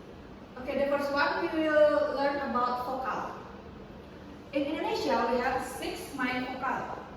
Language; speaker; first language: English; non-native, learner; Indonesian